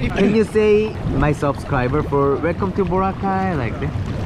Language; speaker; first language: English; non-native, learner; Korean